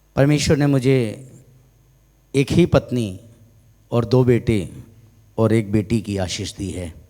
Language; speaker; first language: Hindi; non-native, local second language; Malayalam